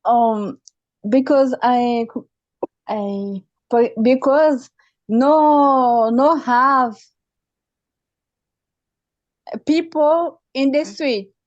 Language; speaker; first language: English; non-native, learner; Haitian Creole